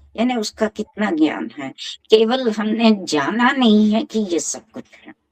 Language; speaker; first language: Hindi; native; Hindi